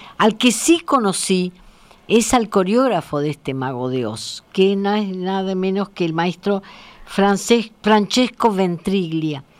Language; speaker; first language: Spanish; native; Spanish